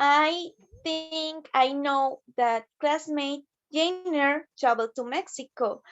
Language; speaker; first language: English; non-native, learner; Spanish